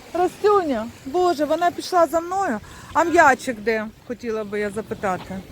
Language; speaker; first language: Ukrainian; non-native, local second language; Russian